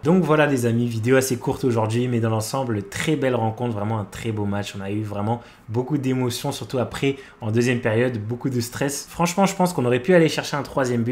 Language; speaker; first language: French; native; French